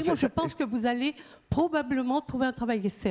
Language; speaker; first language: French; native; French